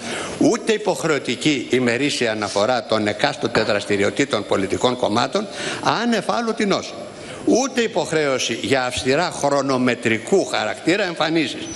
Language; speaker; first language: Greek; native; Greek